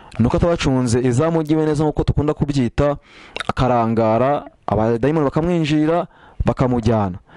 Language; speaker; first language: Kinyarwanda; native; Kinyarwanda